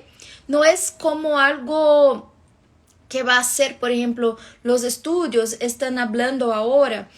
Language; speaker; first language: Spanish; non-native, fluent; Portuguese